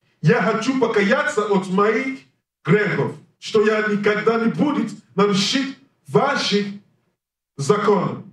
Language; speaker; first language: Russian; non-native, learner; English